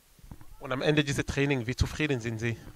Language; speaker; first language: German; non-native, learner; French